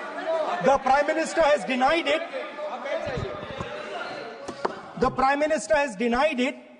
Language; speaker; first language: English; non-native, local second language; Hindi